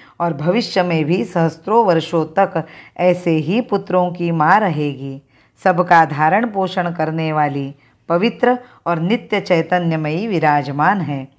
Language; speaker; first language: Hindi; non-native, local second language; Marathi